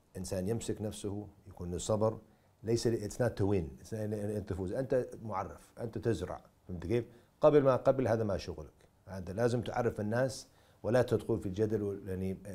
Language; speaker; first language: Arabic; non-native, fluent; English